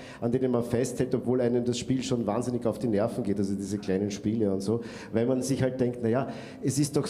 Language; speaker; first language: German; native; German